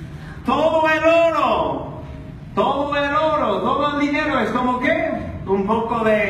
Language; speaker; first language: Spanish; non-native, fluent; English